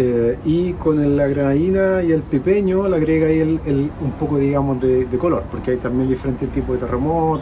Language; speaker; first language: Spanish; native; Spanish